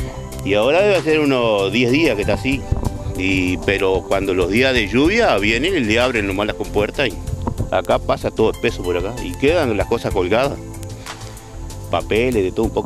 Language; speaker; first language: Spanish; native; Spanish